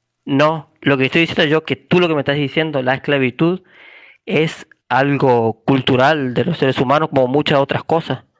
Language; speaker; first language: Spanish; native; Spanish